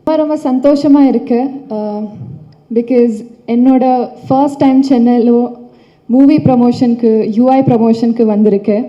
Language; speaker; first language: Tamil; non-native, learner; Kannada